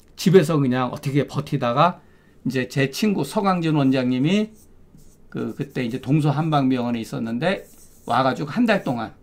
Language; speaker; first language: Korean; native; Korean